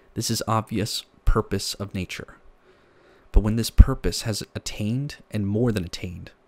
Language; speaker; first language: English; native; English